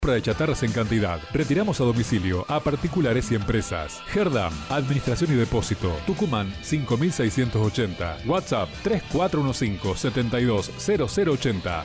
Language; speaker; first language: Spanish; native; Spanish